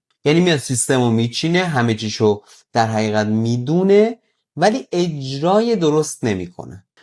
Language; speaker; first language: Persian; native; Persian